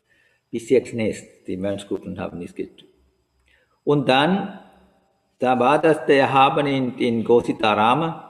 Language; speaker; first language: German; non-native, learner; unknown